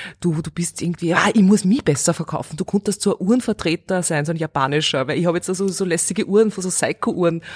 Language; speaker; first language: German; early bilingual, other home language; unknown